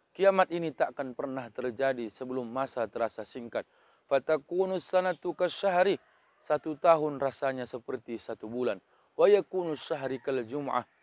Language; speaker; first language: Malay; native; Malay